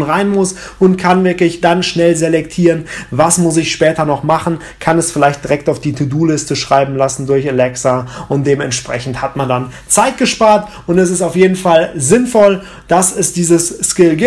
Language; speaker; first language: German; native; German